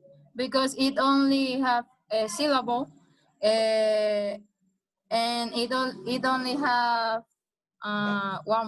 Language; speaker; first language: English; non-native, learner; Spanish